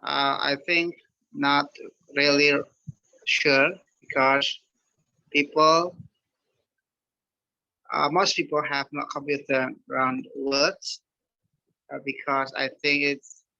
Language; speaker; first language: English; non-native, learner; Indonesian